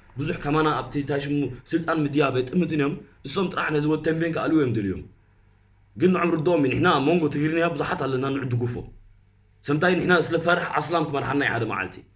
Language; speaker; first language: Tigrinya; early bilingual, heritage; Tigrinya